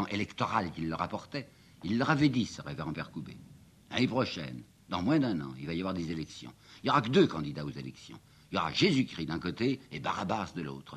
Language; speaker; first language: French; native; French